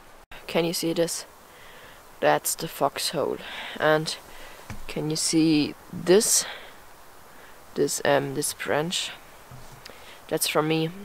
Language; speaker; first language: English; non-native, fluent; German